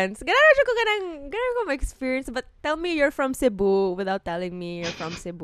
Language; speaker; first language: English; non-native, local second language; Cebuano